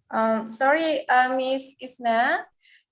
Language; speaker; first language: English; non-native, fluent; Indonesian